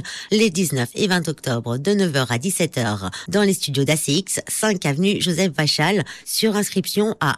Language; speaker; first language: French; native; French